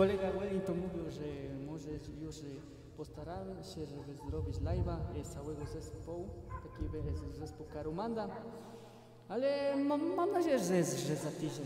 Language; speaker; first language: Polish; non-native, fluent; Spanish